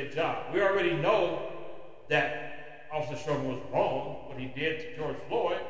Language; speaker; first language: English; native; English